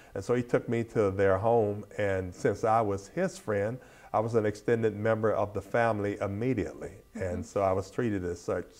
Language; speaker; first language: English; native; English